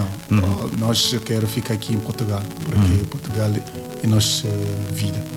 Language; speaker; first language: Portuguese; non-native, learner; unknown